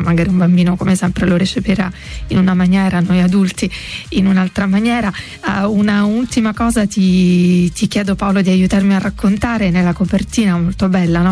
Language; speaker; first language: Italian; native; Italian